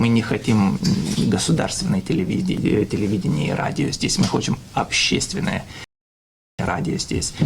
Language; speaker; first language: Russian; non-native, fluent; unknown